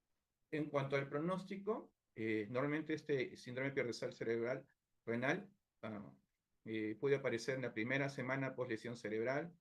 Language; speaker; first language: Spanish; native; Spanish